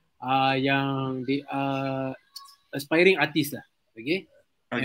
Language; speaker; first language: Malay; native; Malay